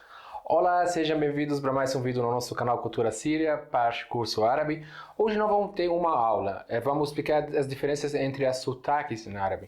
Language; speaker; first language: Portuguese; non-native, fluent; Arabic